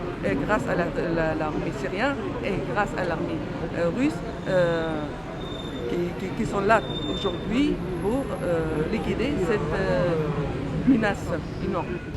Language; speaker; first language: French; non-native, fluent; Arabic